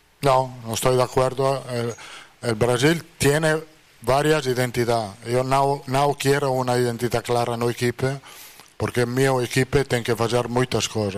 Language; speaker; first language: Portuguese; non-native, fluent; Italian